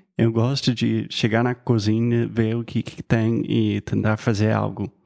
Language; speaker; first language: Portuguese; non-native, fluent; English